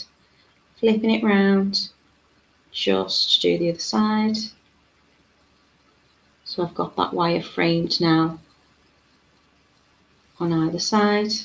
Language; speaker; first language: English; native; English